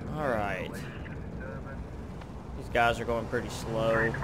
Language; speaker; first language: English; native; English